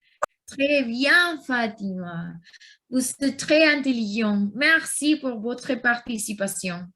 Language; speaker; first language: French; non-native, learner; Spanish